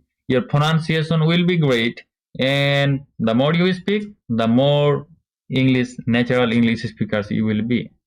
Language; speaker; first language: English; non-native, learner; Bangla